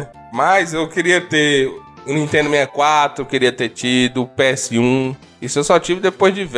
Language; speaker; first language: Portuguese; native; Portuguese